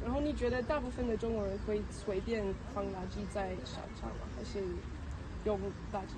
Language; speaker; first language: Chinese; non-native, learner; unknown